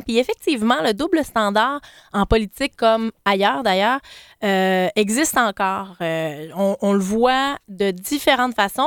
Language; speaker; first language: French; native; French